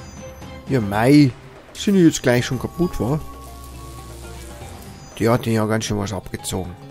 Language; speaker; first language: German; native; German